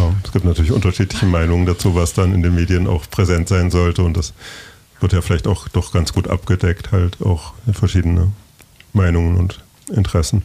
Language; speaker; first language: German; native; German